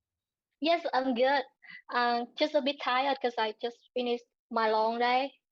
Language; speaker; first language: English; non-native, learner; Vietnamese